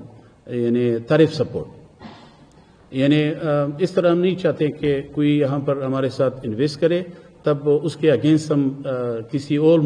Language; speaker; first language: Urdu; non-native, fluent; Persian